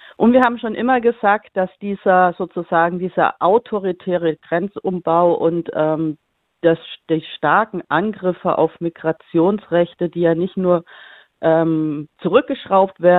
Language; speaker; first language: German; native; German